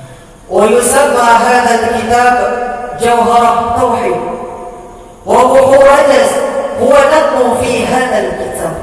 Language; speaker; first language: Arabic; non-native, learner; Achinese